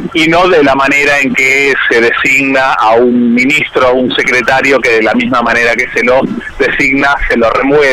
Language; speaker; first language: Spanish; native; Spanish